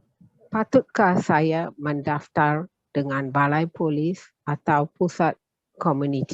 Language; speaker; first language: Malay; non-native, learner; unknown